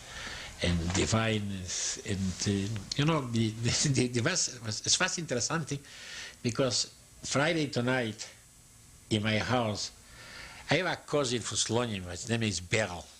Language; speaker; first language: English; non-native, learner; Yiddish